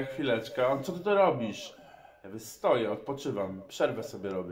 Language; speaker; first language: Polish; native; Polish